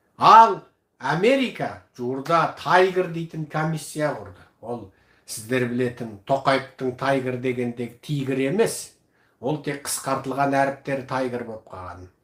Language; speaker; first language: Kazakh; early bilingual, heritage; Kazakh